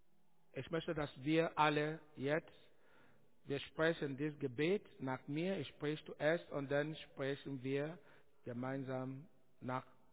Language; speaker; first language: German; non-native, learner; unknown